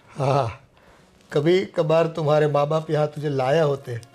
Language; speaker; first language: Hindi; non-native, local second language; Gujarati